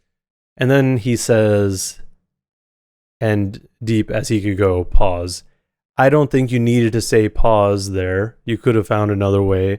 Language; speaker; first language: English; native; English